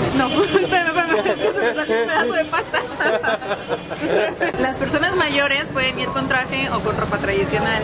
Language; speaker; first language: Spanish; native; Spanish